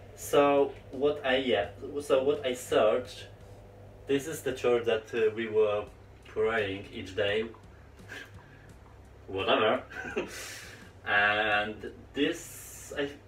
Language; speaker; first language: English; non-native, fluent; Polish